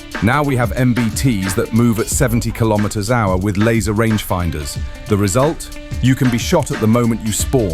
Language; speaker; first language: English; native; English